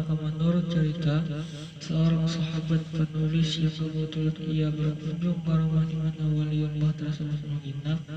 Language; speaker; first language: Indonesian; native; Indonesian